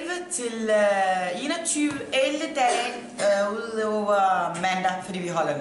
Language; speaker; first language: Danish; non-native, fluent; Italian